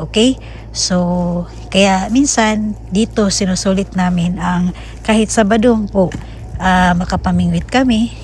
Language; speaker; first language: Filipino; non-native, local second language; Cebuano